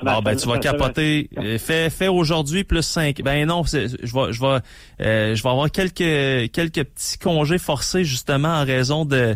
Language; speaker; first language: French; native; French